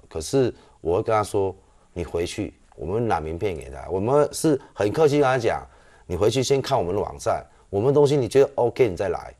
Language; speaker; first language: Chinese; native; Chinese